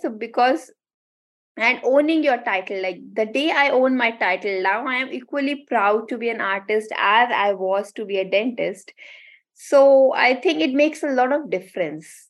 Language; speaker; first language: English; non-native, local second language; Hindi